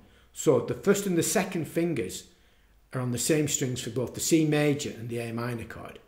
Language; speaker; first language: English; native; English